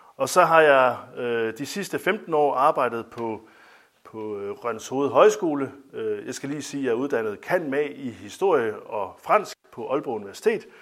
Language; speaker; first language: Danish; native; Danish